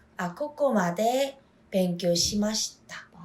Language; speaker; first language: Japanese; non-native, learner; Korean